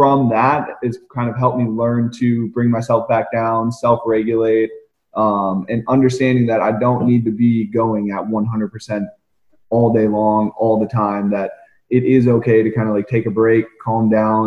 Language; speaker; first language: English; native; English